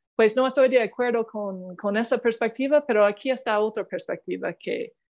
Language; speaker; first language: Spanish; non-native, fluent; English